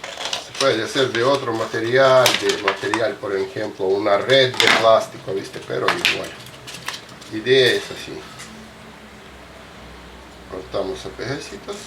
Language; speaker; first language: Spanish; non-native, fluent; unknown